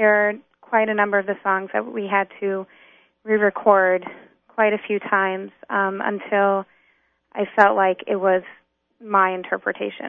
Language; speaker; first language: English; native; English